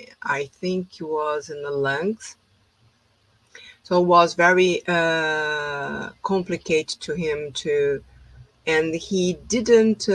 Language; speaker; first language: English; non-native, fluent; Portuguese